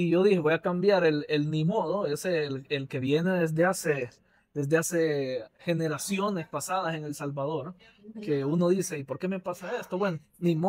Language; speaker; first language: Spanish; native; Spanish